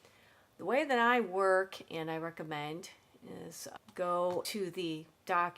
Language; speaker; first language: English; native; English